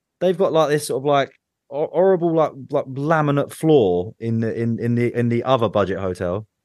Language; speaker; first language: English; native; English